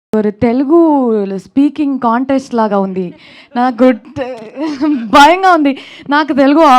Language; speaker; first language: Telugu; non-native, learner; Kannada